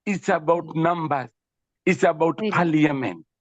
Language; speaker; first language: English; non-native, local second language; Swahili